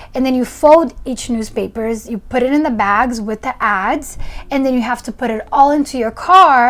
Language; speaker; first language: English; early bilingual, other home language; Portuguese